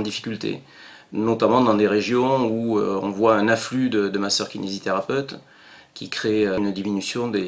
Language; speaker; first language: French; native; French